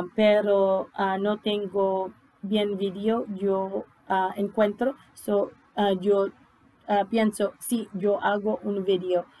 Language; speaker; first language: Spanish; non-native, learner; English